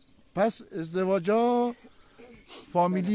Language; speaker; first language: Persian; native; Persian